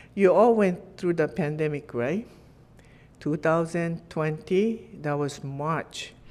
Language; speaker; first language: English; non-native, fluent; Japanese